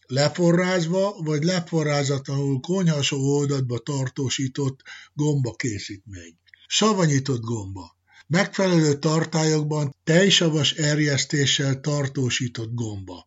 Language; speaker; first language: Hungarian; native; Hungarian